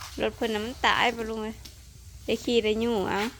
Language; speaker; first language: Thai; non-native, local second language; Northeastern Thai